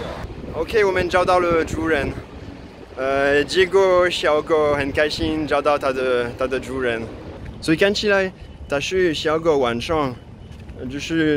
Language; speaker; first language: Chinese; non-native, fluent; French